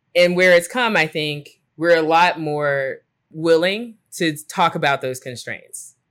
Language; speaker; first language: English; native; English